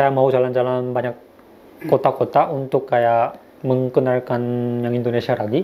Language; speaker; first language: Indonesian; non-native, fluent; Korean